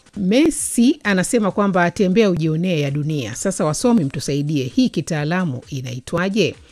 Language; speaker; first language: Swahili; native; Swahili